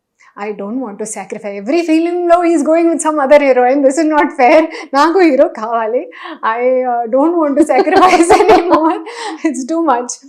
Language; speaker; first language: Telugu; non-native, learner; Hindi